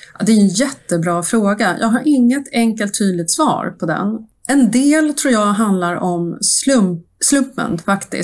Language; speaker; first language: Swedish; native; Swedish